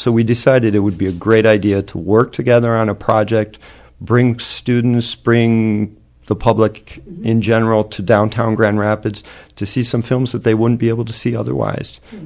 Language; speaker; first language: English; native; English